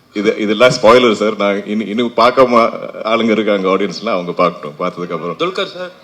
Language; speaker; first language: Tamil; non-native, fluent; Malayalam